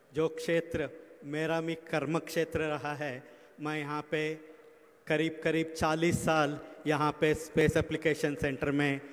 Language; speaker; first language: Hindi; non-native, local second language; Kannada